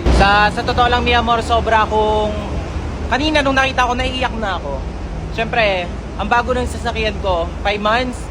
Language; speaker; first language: Filipino; native; Filipino